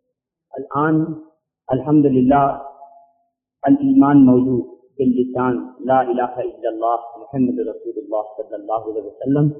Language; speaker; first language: Arabic; non-native, learner; Urdu